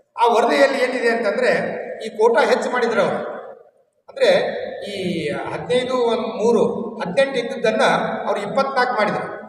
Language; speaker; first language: Kannada; native; Kannada